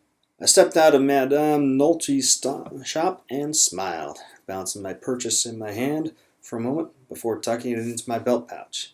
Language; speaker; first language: English; native; English